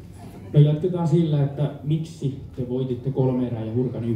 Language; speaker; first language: Finnish; native; Finnish